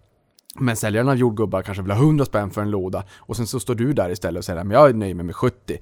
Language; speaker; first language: Swedish; native; Swedish